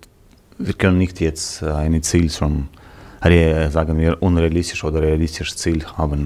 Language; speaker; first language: German; non-native, learner; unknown